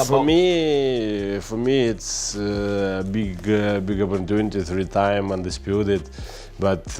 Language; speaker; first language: English; non-native, learner; Russian